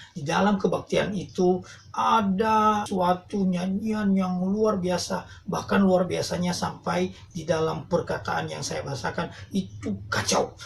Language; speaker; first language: Indonesian; non-native, local second language; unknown